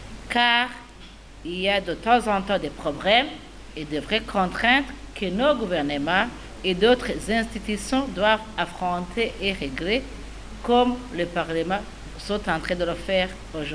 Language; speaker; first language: French; non-native, local second language; Rundi